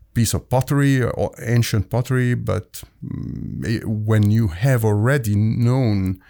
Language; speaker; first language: English; non-native, fluent; Arabic